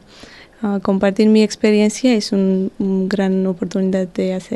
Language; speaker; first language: Spanish; non-native, learner; Georgian